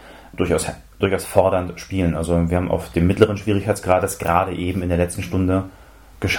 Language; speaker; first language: German; native; German